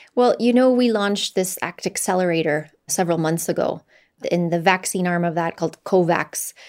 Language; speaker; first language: English; native; English